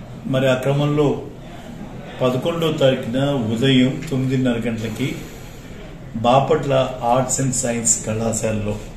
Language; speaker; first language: Telugu; native; Telugu